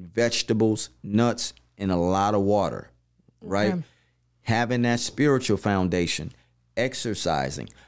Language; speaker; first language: English; native; English